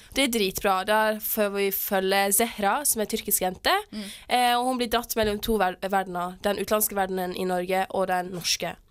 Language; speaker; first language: Norwegian; early bilingual, other home language; Kurdish